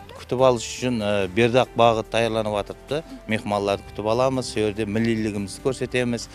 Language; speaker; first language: Uzbek; non-native, local second language; Kara-Kalpak